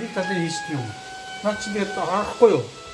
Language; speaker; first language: Mongolian; native; Mongolian